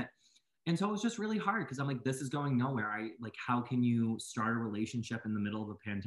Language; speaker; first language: English; native; English